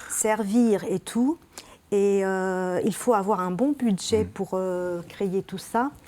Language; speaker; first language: French; non-native, local second language; Arabic